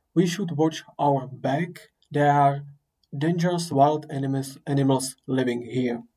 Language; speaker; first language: English; non-native, fluent; Czech